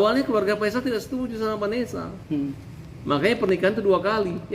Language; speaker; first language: Indonesian; native; Indonesian